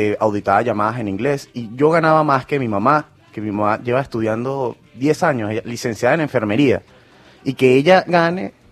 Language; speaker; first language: Spanish; native; Spanish